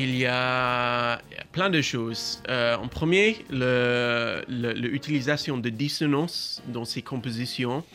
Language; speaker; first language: French; non-native, learner; English